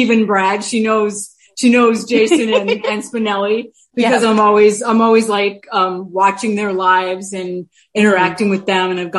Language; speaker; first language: English; native; English